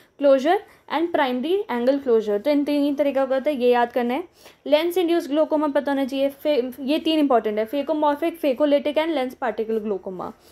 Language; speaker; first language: Hindi; native; Hindi